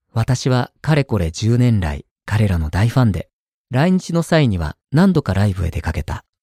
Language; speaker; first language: Japanese; native; Japanese